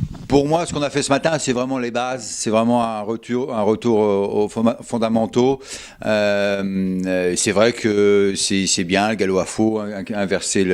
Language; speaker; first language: French; native; French